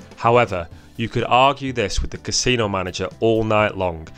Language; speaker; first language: English; native; English